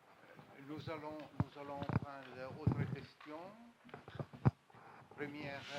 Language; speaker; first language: French; non-native, fluent; Italian